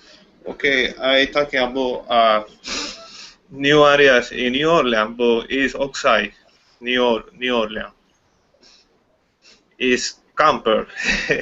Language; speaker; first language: English; non-native, learner; Spanish